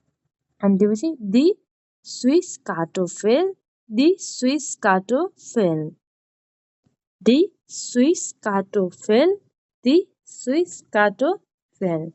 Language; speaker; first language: German; non-native, learner; Nepali